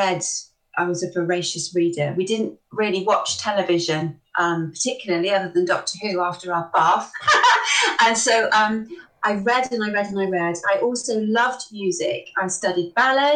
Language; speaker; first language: English; native; English